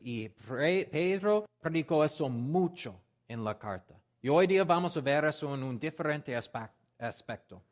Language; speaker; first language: Spanish; non-native, learner; English